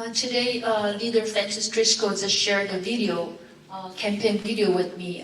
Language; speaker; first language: English; non-native, fluent; Chinese